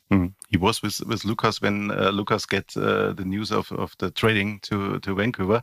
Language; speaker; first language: English; non-native, fluent; German